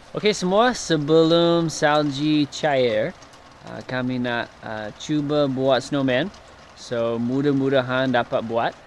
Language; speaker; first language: Malay; non-native, fluent; English